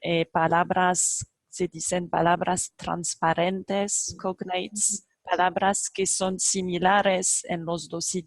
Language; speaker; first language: Spanish; non-native, fluent; French